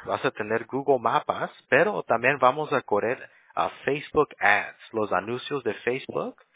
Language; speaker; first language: Spanish; early bilingual, other home language; English